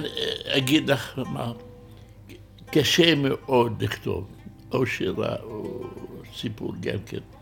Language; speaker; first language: Hebrew; non-native, local second language; Arabic